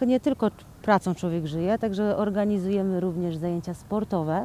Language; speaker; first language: Polish; native; Polish